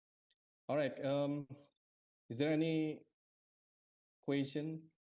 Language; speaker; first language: English; non-native, fluent; Indonesian